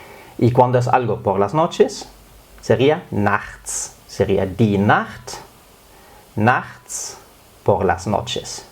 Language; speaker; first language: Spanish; non-native, fluent; German